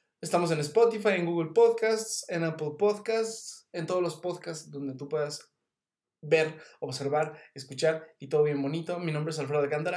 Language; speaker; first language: Spanish; native; Spanish